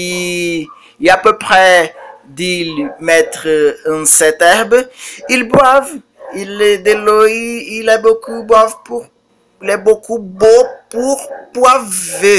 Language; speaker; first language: French; non-native, learner; Portuguese